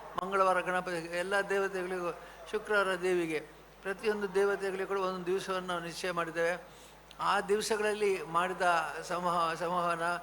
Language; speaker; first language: Kannada; non-native, local second language; Tulu